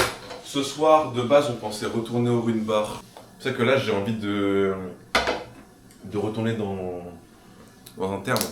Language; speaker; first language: French; native; French